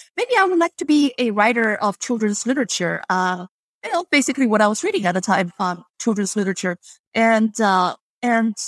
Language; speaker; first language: English; non-native, fluent; Chinese